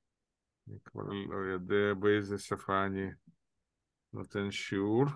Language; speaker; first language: Hebrew; non-native, fluent; Russian